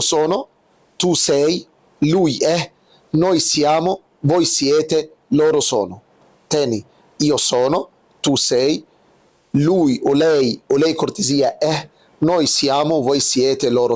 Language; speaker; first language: Italian; non-native, fluent; Arabic